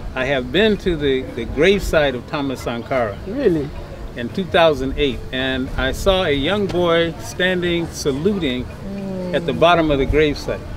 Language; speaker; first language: English; native; English